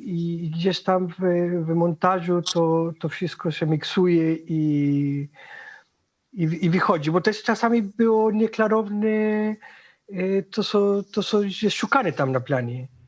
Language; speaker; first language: Polish; non-native, fluent; Spanish